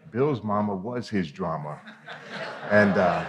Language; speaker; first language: English; native; English